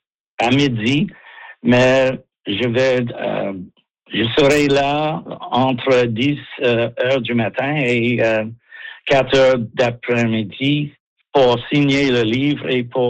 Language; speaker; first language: French; non-native, local second language; English